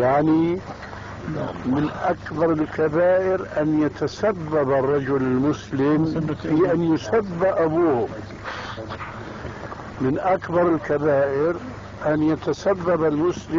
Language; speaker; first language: Arabic; early bilingual, other home language; Albanian